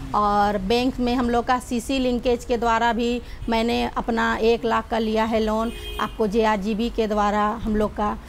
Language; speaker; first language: Hindi; native; Hindi